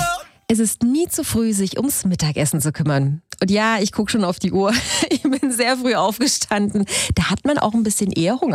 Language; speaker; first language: German; native; German